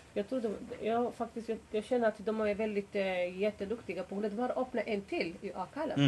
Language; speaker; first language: Swedish; non-native, fluent; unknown